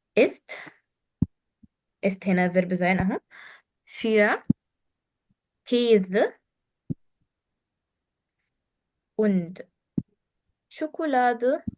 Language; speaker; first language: German; non-native, fluent; Arabic